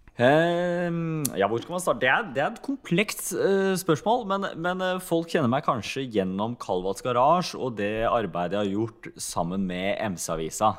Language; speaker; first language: Norwegian; early bilingual, other home language; Hungarian